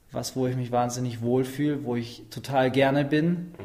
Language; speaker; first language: German; native; German